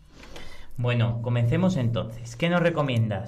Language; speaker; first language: Spanish; native; Spanish